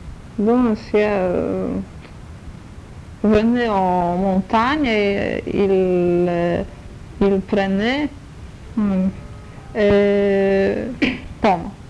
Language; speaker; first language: French; non-native, learner; Polish